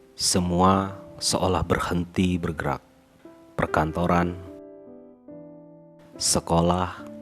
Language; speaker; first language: Indonesian; native; Indonesian